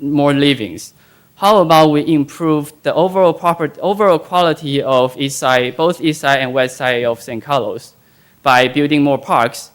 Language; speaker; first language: English; non-native, fluent; Chinese